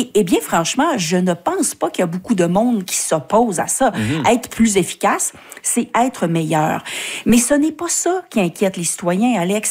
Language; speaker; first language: French; native; French